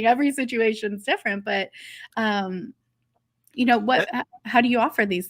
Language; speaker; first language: English; native; English